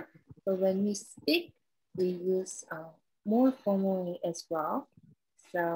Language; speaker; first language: English; non-native, learner; Korean